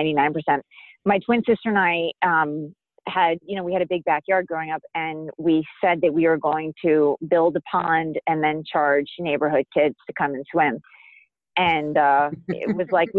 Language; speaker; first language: English; native; English